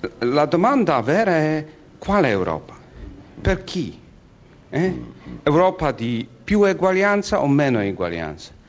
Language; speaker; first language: Italian; non-native, fluent; Polish